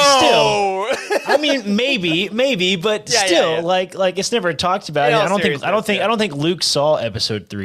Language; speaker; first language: English; native; English